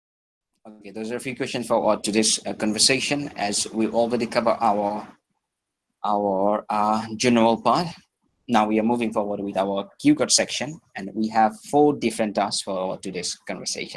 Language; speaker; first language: English; non-native, fluent; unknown